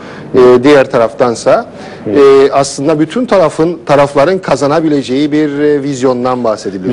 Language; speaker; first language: Turkish; native; Turkish